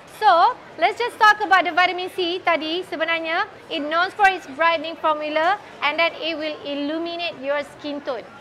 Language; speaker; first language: English; non-native, local second language; Malay